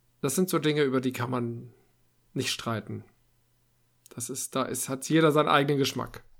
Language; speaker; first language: German; native; German